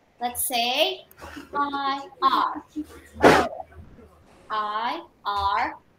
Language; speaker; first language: English; non-native, fluent; Chinese